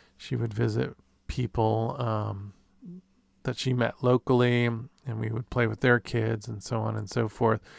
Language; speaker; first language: English; native; English